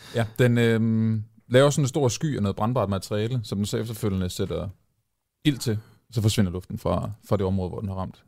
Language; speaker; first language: Danish; native; Danish